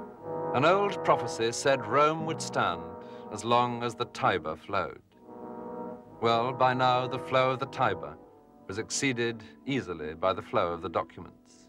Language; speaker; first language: English; native; English